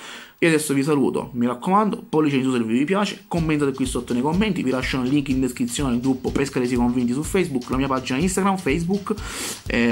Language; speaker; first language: Italian; native; Italian